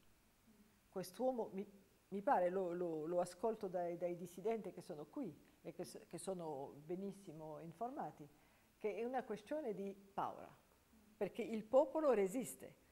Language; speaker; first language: Italian; non-native, fluent; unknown